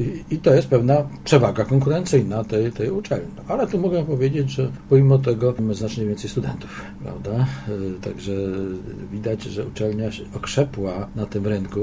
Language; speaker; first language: Polish; native; Polish